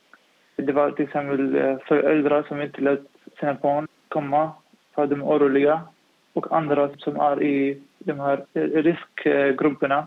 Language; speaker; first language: Swedish; non-native, fluent; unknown